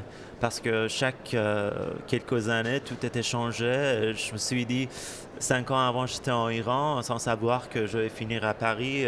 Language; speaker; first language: French; non-native, fluent; Persian